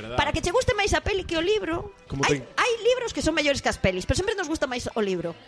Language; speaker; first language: Galician; native; Galician